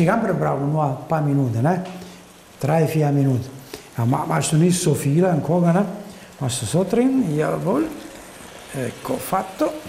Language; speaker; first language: German; non-native, learner; Italian